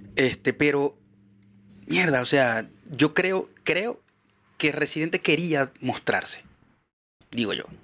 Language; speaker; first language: Spanish; native; Spanish